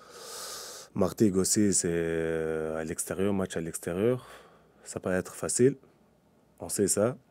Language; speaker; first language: French; non-native, local second language; Arabic